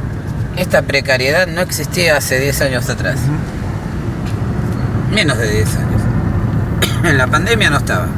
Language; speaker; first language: Spanish; native; Spanish